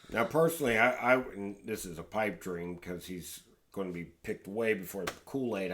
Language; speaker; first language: English; native; English